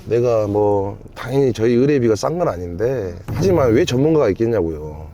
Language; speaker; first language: Korean; native; Korean